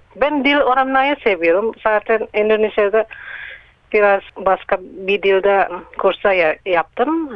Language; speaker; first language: Turkish; non-native, learner; Indonesian